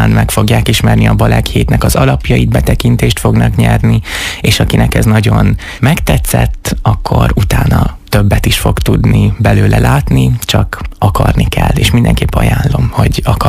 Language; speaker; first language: Hungarian; native; Hungarian